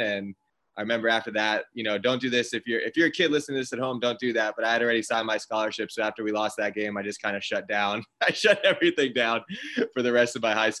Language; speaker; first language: English; native; English